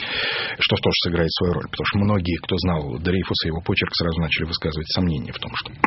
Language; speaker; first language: Russian; native; Russian